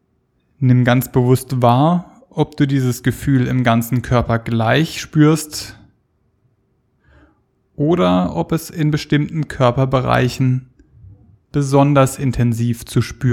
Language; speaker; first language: German; native; German